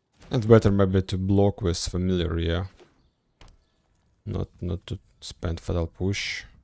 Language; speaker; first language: English; non-native, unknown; Ukrainian